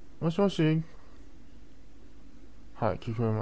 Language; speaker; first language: Japanese; non-native, learner; Chinese